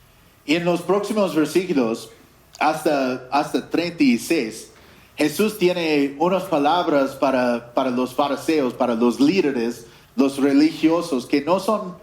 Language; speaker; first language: Spanish; non-native, fluent; English